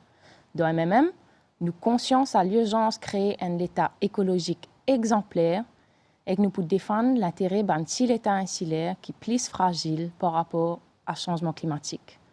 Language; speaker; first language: French; non-native, local second language; Morisyen